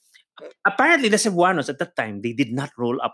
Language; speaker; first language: English; non-native, local second language; Cebuano